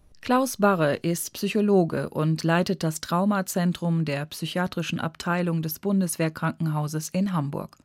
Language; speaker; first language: German; native; German